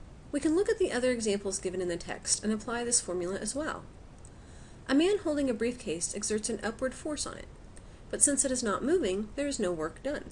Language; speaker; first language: English; native; English